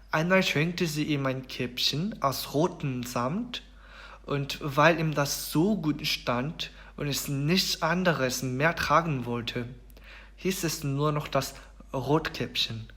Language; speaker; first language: German; non-native, fluent; Korean